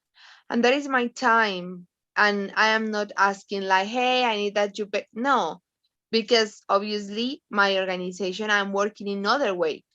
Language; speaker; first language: English; non-native, fluent; Spanish